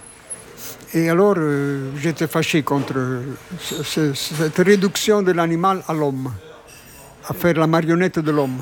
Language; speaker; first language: French; non-native, fluent; Italian